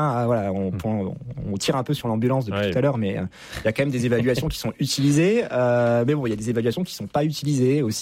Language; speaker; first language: French; native; French